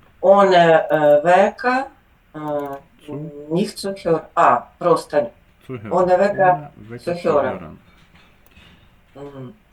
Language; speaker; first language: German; non-native, learner; Ukrainian